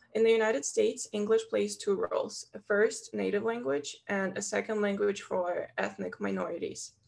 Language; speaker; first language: English; non-native, fluent; Ukrainian